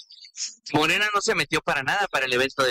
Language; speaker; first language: Spanish; native; Spanish